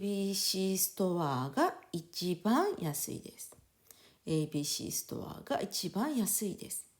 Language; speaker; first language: Japanese; non-native, fluent; French